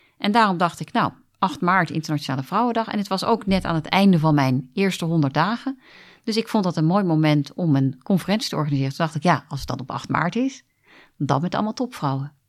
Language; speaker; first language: Dutch; native; Dutch